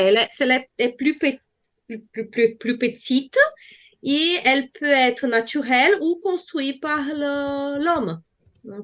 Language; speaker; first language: French; non-native, fluent; Portuguese